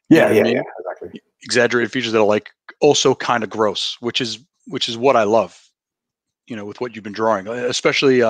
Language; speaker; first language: English; native; English